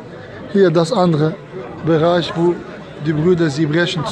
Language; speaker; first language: German; non-native, learner; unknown